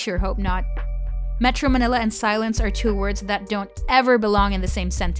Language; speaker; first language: English; non-native, local second language; Filipino